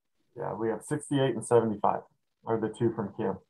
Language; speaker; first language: English; native; English